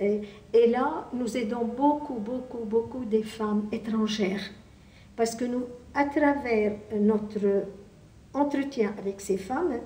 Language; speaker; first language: French; non-native, local second language; Arabic